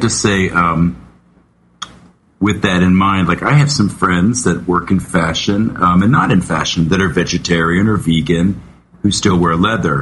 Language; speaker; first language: English; native; English